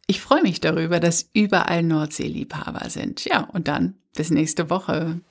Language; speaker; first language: German; native; German